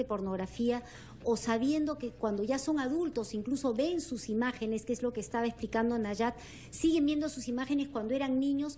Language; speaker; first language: Spanish; native; Spanish